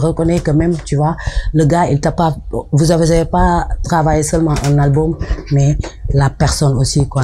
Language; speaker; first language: French; non-native, local second language; Wolof